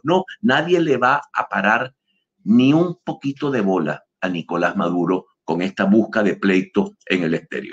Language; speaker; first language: Spanish; native; Spanish